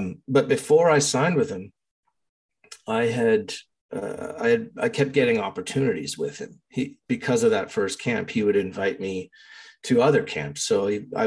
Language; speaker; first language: English; native; English